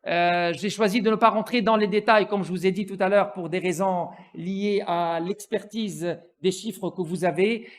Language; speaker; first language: French; non-native, local second language; Arabic